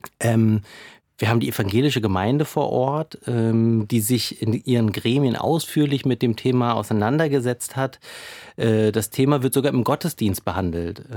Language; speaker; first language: German; native; German